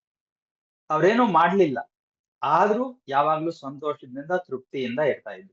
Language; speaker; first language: Kannada; native; Kannada